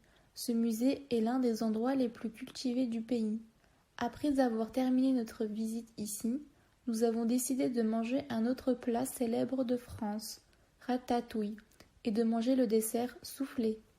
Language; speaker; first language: French; non-native, learner; Turkish